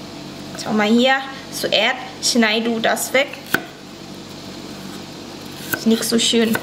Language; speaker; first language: German; non-native, learner; Thai